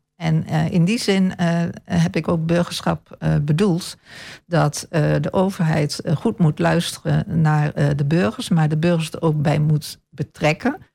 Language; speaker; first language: Dutch; native; Dutch